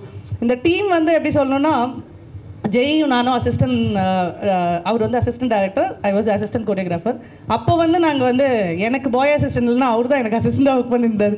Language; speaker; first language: Tamil; native; Tamil